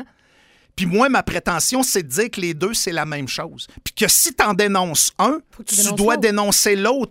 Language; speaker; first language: French; native; French